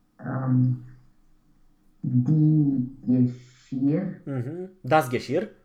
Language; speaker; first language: German; non-native, learner; Romanian